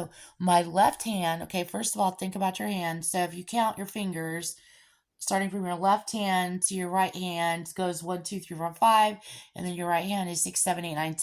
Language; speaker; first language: English; native; English